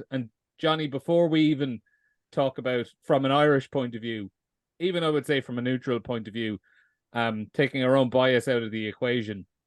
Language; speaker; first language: English; native; English